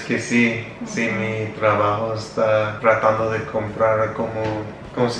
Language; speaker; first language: Spanish; non-native, learner; English